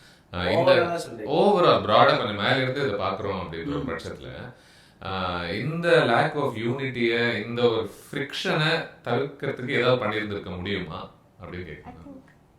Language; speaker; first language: Tamil; native; Tamil